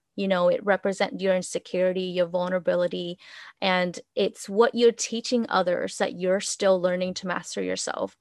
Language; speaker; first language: English; non-native, fluent; Vietnamese